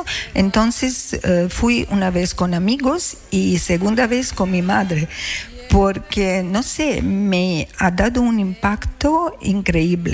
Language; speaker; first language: Spanish; non-native, learner; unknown